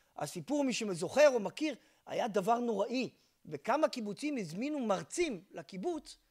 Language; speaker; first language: Hebrew; native; Hebrew